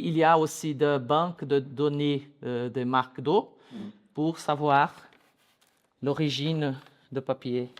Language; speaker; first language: French; non-native, learner; Portuguese